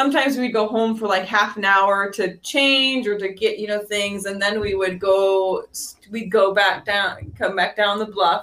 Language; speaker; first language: English; native; English